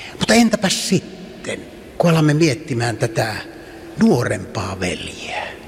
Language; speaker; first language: Finnish; native; Finnish